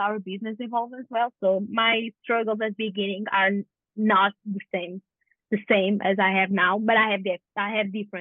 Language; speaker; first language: English; non-native, fluent; Portuguese